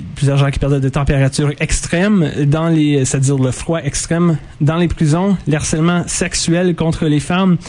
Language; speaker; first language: French; native; French